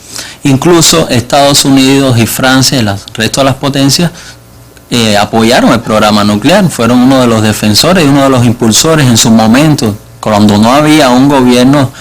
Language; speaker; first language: Spanish; native; Spanish